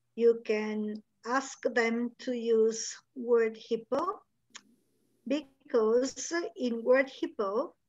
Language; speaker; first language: English; non-native, fluent; Italian